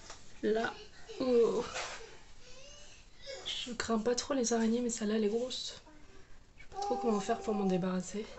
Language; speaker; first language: French; native; French